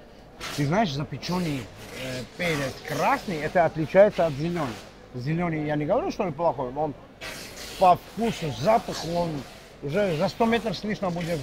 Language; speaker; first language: Russian; non-native, fluent; Armenian